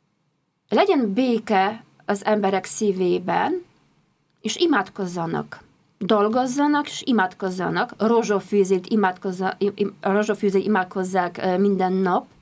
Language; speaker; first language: Hungarian; non-native, fluent; Polish